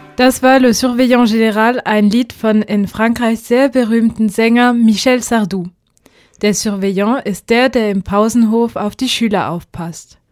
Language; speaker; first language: German; early bilingual, heritage; German